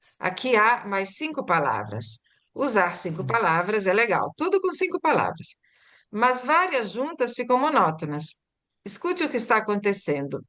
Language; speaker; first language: Portuguese; early bilingual, other home language; Italian